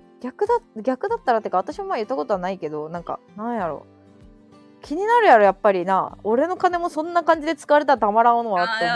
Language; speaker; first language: Japanese; native; Japanese